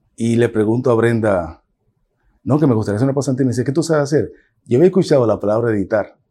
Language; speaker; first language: Spanish; native; Spanish